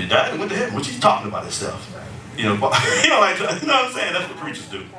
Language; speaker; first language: English; native; English